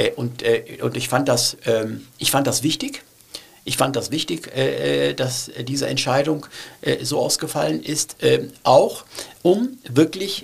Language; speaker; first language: German; early bilingual, other home language; Turkish